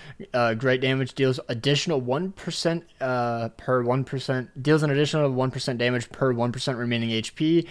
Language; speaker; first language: English; native; English